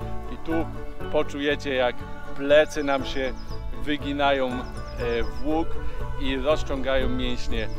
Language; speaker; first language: Polish; native; Polish